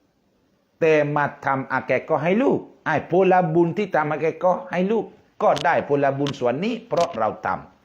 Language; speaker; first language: Thai; non-native, local second language; Malay